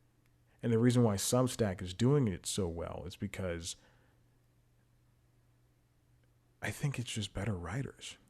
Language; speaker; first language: English; native; English